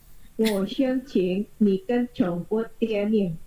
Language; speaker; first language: Chinese; non-native, learner; Indonesian